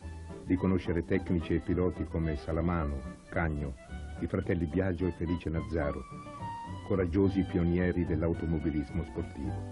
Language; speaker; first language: Italian; native; Italian